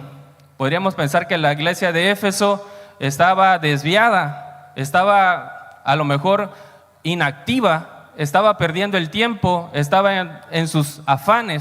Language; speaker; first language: Spanish; native; Spanish